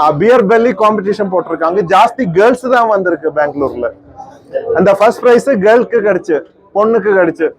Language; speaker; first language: Tamil; non-native, learner; Malayalam